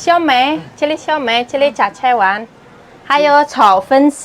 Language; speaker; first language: Chinese; non-native, fluent; Indonesian